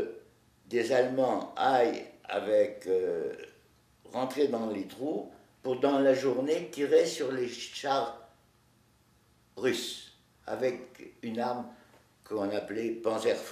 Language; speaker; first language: French; native; French